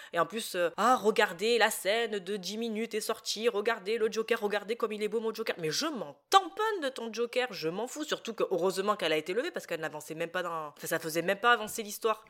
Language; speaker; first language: French; native; French